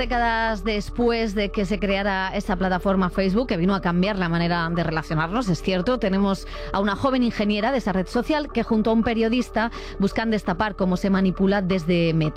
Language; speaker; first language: Spanish; native; Spanish